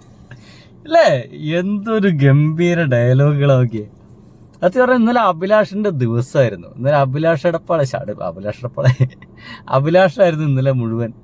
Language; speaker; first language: Malayalam; native; Malayalam